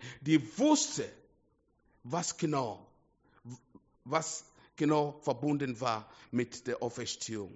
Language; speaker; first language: German; non-native, fluent; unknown